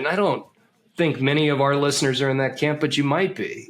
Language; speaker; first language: English; native; English